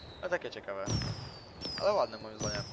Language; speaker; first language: Polish; native; Polish